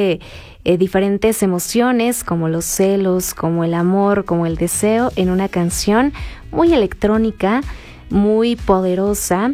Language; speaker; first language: Spanish; native; Spanish